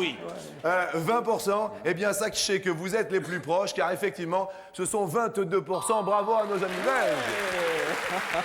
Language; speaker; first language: French; native; French